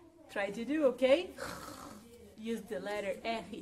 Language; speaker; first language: English; non-native, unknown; Portuguese